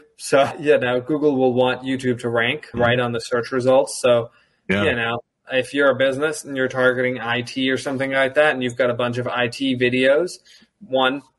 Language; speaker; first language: English; early bilingual, other home language; German